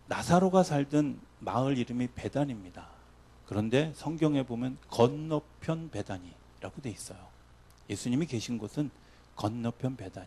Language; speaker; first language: Korean; native; Korean